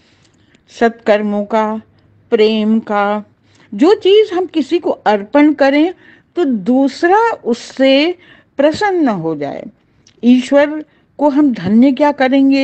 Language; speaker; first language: Hindi; native; Hindi